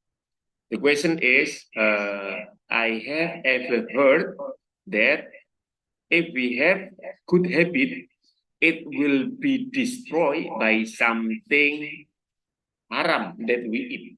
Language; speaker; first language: English; non-native, learner; Indonesian